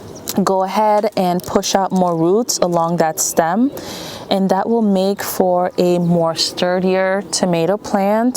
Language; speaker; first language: English; native; English